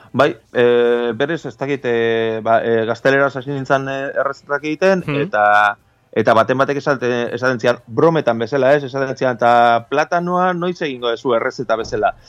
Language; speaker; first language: Basque; native; Basque